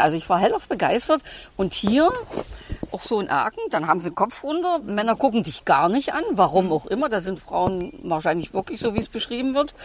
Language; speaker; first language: German; native; German